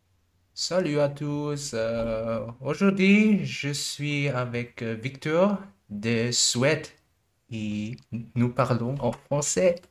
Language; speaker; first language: French; non-native, learner; German